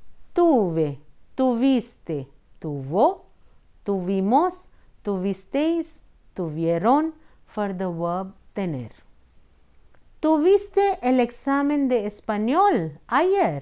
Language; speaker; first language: Spanish; non-native, fluent; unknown